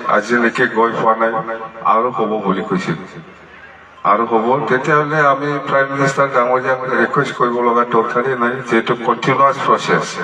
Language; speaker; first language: Assamese; non-native, local second language; Bodo